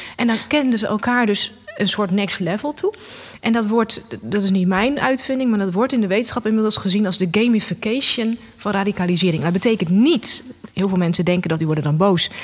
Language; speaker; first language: Dutch; native; Dutch